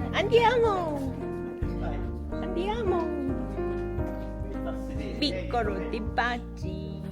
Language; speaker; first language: Italian; non-native, learner; Japanese